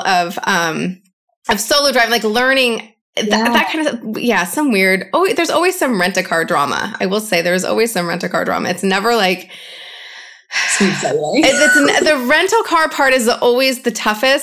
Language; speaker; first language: English; native; English